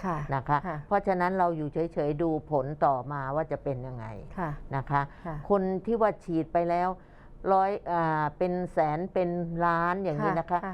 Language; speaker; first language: Thai; native; Thai